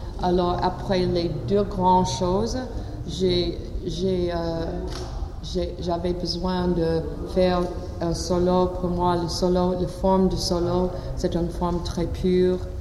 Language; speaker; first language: French; non-native, learner; English